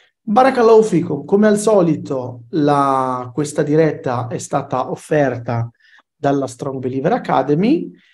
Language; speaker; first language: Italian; early bilingual, other home language; Arabic